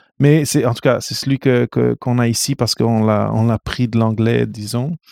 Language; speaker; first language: French; non-native, fluent; Portuguese